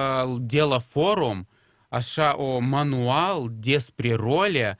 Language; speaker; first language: Romanian; non-native, local second language; Russian